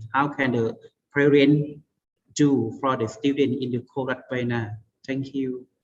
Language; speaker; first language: English; non-native, learner; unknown